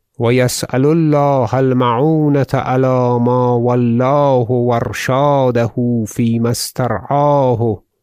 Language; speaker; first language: Arabic; non-native, fluent; Persian